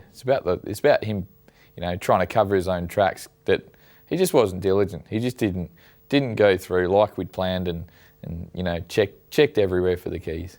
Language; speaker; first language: English; native; English